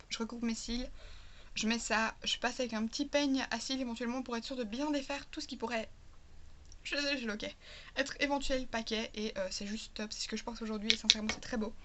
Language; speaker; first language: French; native; French